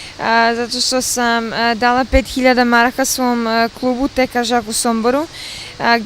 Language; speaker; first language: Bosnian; early bilingual, other home language; Serbian